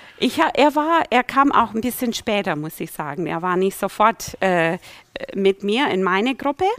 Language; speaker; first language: German; non-native, fluent; English